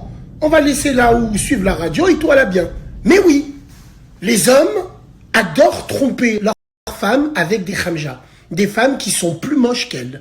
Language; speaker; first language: French; native; French